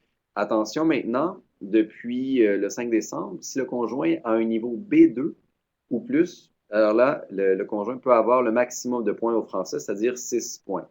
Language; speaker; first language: French; native; French